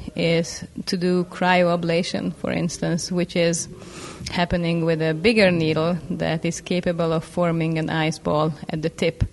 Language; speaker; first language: English; non-native, fluent; Hungarian